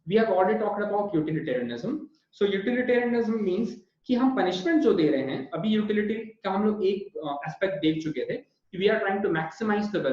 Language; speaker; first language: English; non-native, local second language; Hindi